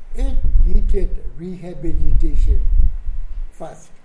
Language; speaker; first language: English; non-native, fluent; Burmese